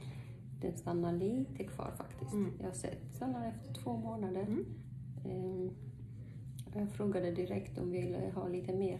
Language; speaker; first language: Swedish; non-native, fluent; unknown